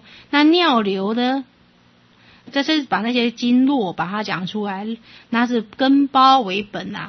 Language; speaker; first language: Chinese; native; Chinese